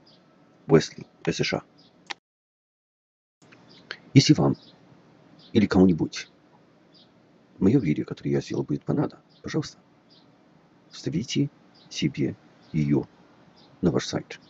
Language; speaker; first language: Russian; non-native, learner; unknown